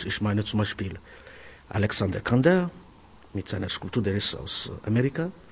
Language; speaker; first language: German; non-native, fluent; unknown